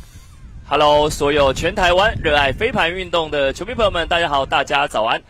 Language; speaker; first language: Chinese; native; Chinese